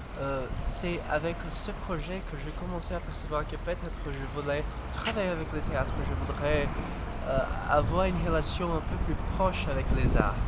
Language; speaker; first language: French; non-native, fluent; Portuguese